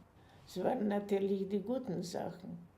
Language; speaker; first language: German; non-native, fluent; Polish